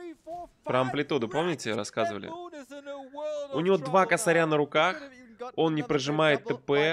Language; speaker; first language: Russian; native; Russian